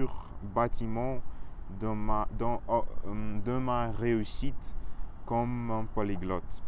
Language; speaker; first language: French; non-native, learner; Russian